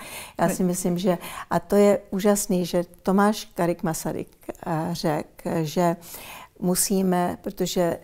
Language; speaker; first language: Czech; early bilingual, heritage; Czech